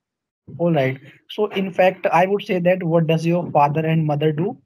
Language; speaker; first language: English; non-native, learner; Hindi